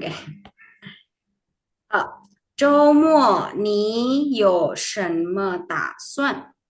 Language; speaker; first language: Chinese; non-native, fluent; Indonesian